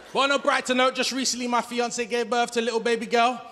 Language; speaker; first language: English; native; English